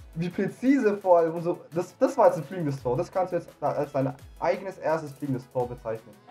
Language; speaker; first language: German; native; German